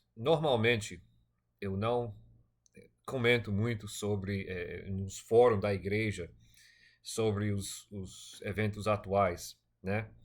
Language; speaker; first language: Portuguese; non-native, fluent; English